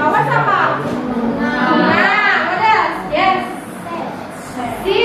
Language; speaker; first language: English; non-native, fluent; Indonesian